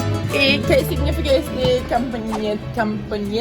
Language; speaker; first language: Spanish; non-native, learner; English